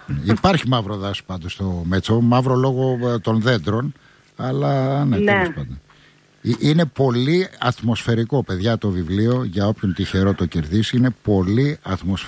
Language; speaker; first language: Greek; native; Greek